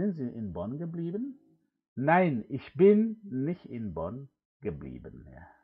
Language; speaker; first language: German; non-native, fluent; Indonesian